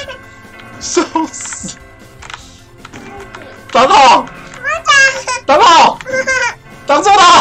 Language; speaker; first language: Chinese; native; Chinese